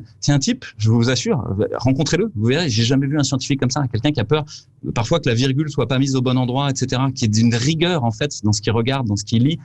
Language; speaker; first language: French; native; French